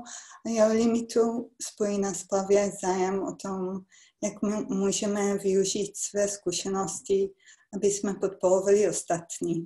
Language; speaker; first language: Czech; non-native, fluent; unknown